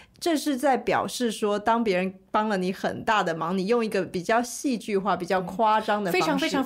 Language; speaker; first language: Chinese; native; Chinese